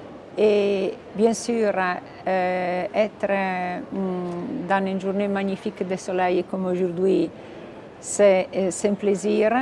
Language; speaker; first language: French; non-native, fluent; Italian